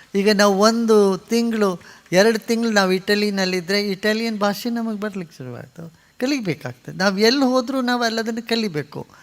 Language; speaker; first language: Kannada; non-native, local second language; Tamil